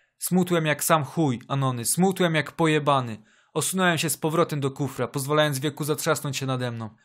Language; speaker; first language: Polish; native; Polish